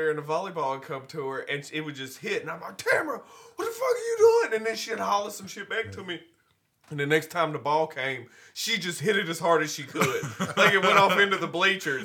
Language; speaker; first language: English; native; English